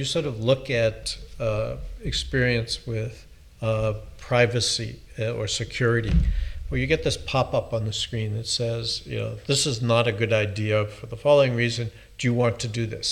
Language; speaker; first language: English; native; English